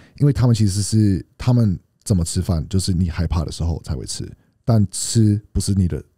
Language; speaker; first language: Chinese; early bilingual, heritage; Chinese